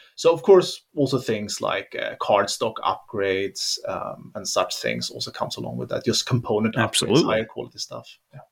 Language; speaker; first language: English; non-native, fluent; Swedish